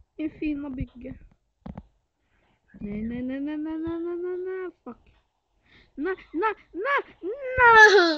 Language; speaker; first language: Swedish; early bilingual, other home language; French